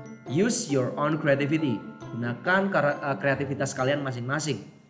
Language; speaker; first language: English; non-native, fluent; Indonesian